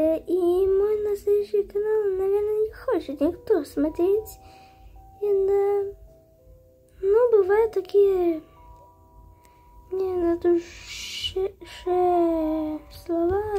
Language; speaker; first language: Russian; early bilingual, heritage; Russian